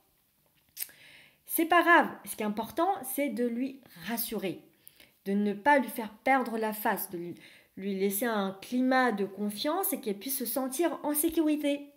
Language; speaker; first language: French; early bilingual, other home language; Vietnamese